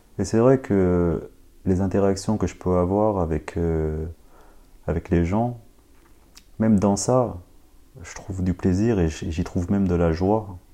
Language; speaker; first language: French; early bilingual, other home language; Khmer